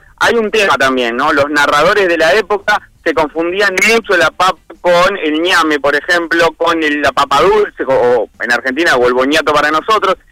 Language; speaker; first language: Spanish; native; Spanish